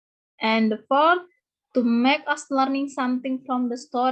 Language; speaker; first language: English; non-native, learner; Indonesian